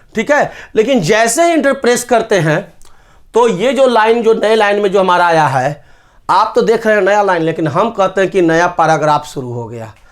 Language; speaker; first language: Hindi; native; Hindi